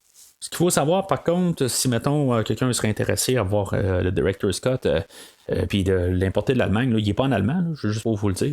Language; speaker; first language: French; native; French